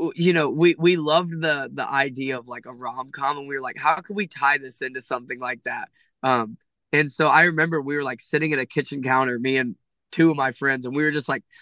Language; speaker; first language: English; native; English